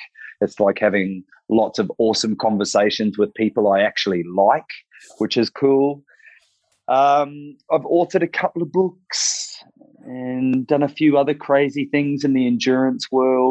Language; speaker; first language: English; native; English